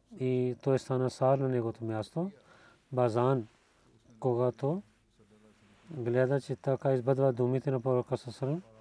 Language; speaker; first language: Bulgarian; non-native, learner; Urdu